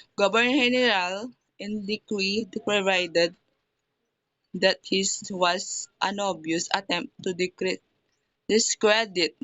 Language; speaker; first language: English; non-native, local second language; Filipino